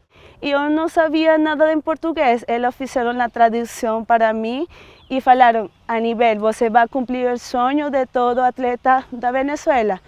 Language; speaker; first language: Portuguese; non-native, learner; Spanish